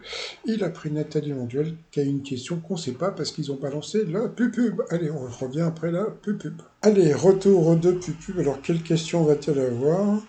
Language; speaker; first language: French; native; French